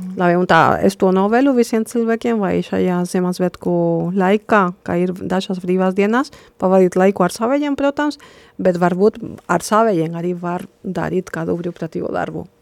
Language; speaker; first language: Latvian; non-native, fluent; Spanish